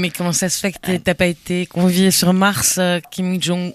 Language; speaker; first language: French; native; French